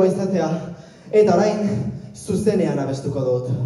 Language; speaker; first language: Basque; non-native, local second language; Spanish